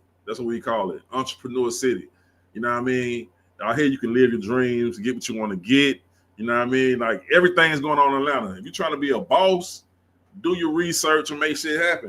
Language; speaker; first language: English; native; English